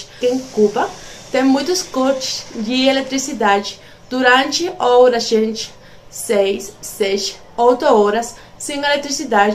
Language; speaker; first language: Portuguese; non-native, learner; Spanish